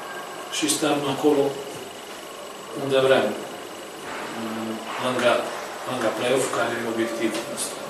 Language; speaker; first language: Romanian; non-native, fluent; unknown